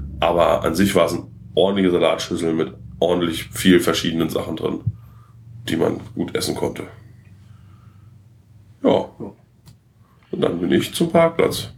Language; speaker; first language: German; native; German